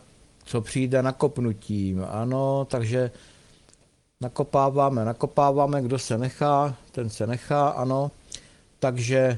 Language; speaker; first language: Czech; native; Czech